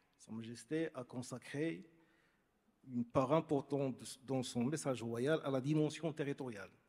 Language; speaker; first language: French; non-native, local second language; Arabic